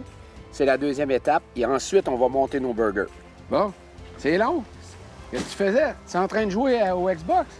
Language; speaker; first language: French; native; French